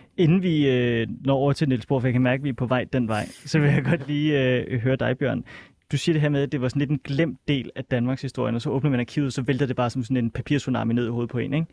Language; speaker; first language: Danish; native; Danish